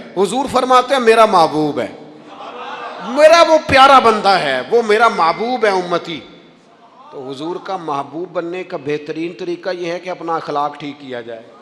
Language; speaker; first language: Urdu; non-native, local second language; Punjabi